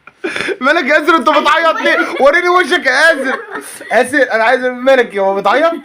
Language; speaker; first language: Arabic; native; Arabic